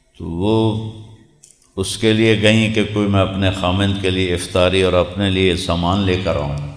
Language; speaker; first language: Urdu; non-native, local second language; Punjabi